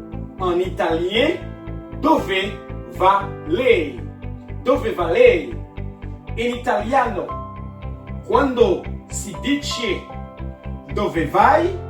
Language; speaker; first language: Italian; non-native, learner; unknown